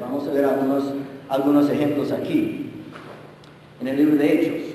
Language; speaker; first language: Spanish; non-native, fluent; English